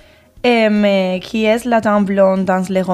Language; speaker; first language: French; non-native, learner; Spanish